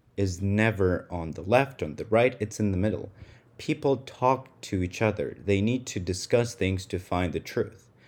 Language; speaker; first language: English; non-native, fluent; Russian